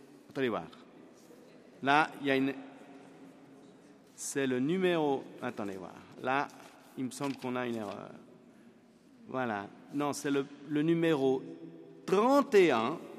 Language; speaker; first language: French; native; French